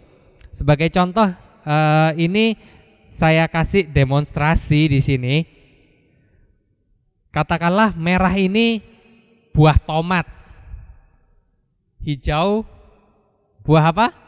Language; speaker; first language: Indonesian; native; Indonesian